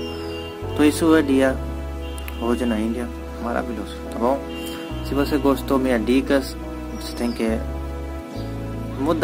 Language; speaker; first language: Portuguese; non-native, learner; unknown